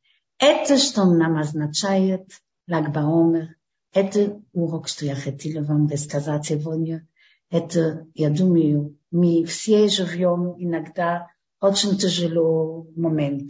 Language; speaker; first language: Russian; early bilingual, heritage; Hebrew